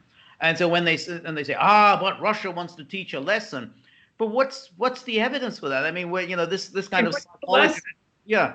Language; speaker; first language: English; native; English